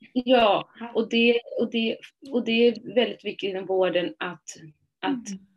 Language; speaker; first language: Swedish; early bilingual, other home language; Somali